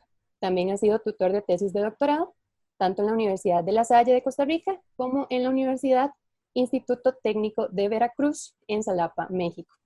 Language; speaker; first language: Spanish; native; Spanish